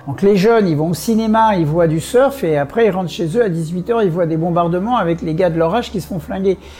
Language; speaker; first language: French; native; French